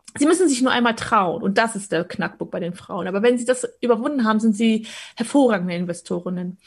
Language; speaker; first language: German; early bilingual, other home language; Polish